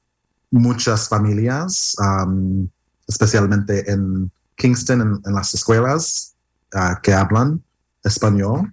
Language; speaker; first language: Spanish; non-native, learner; English